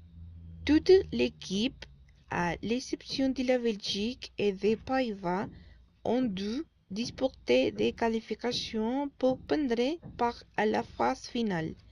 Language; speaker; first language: French; non-native, learner; Spanish